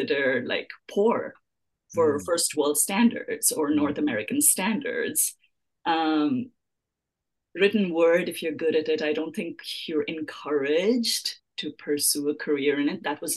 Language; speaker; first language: English; native; English